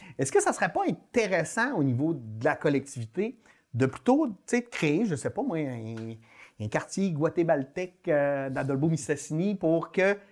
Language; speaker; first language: French; native; French